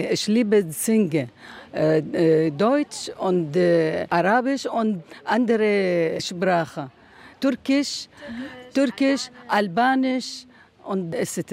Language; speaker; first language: German; non-native, learner; Arabic